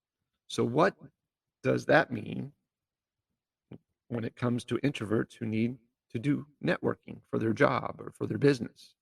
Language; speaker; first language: English; native; English